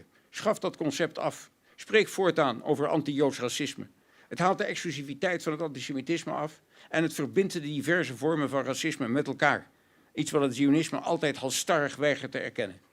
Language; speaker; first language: Dutch; native; Dutch